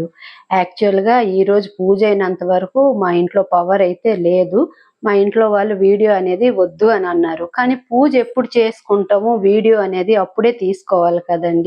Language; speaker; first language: Telugu; native; Telugu